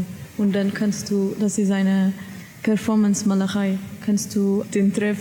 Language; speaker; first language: German; non-native, learner; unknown